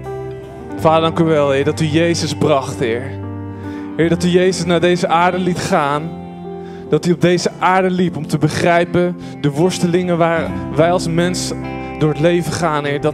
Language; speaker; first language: Dutch; native; Dutch